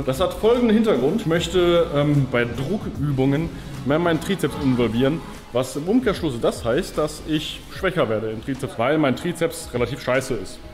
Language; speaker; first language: German; native; German